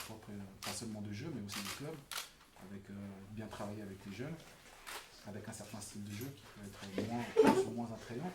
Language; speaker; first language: French; native; French